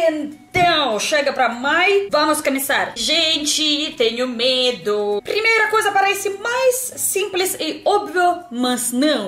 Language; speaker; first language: Portuguese; non-native, learner; Russian